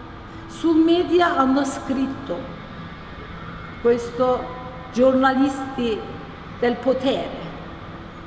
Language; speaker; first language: Italian; non-native, learner; Turkish